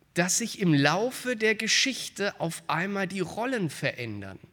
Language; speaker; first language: German; native; German